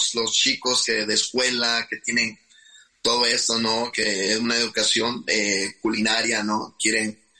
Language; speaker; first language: Spanish; native; Spanish